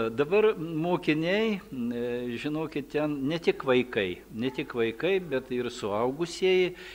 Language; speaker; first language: Lithuanian; early bilingual, heritage; Lithuanian